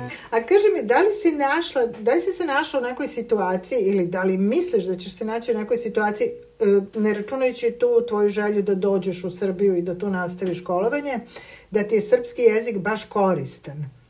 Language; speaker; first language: Serbian; native; Serbian